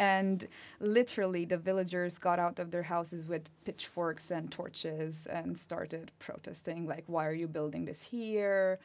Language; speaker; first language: English; non-native, fluent; Romanian